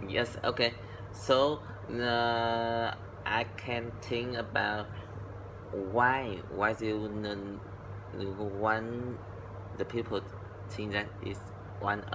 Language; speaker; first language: English; non-native, learner; Vietnamese